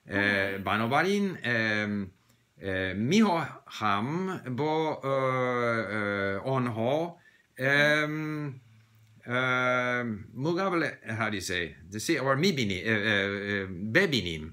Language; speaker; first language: Persian; non-native, learner; English